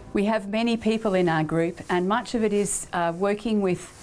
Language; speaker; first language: English; native; English